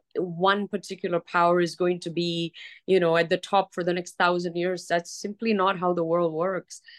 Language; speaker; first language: English; early bilingual, other home language; Arabic